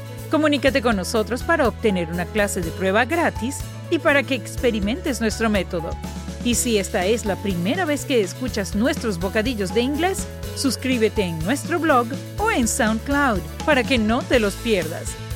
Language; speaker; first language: Spanish; native; Spanish